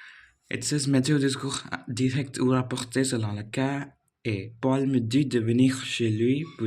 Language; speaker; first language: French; non-native, fluent; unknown